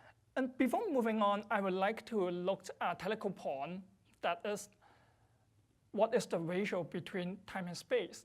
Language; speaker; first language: English; non-native, fluent; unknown